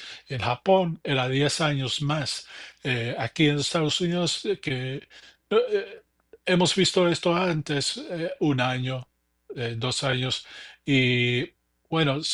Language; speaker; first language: Spanish; early bilingual, heritage; English